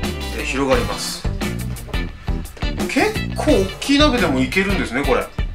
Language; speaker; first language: Japanese; native; Japanese